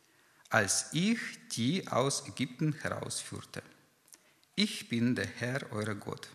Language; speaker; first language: German; non-native, fluent; Ukrainian